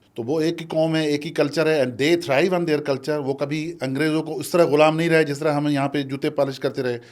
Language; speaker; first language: Urdu; non-native, local second language; Sindhi